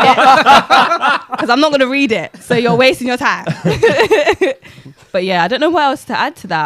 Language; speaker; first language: English; native; English